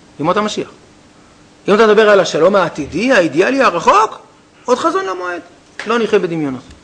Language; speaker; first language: Hebrew; native; Hebrew